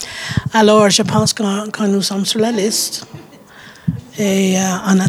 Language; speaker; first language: French; native; French